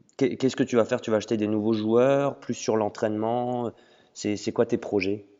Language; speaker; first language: French; native; French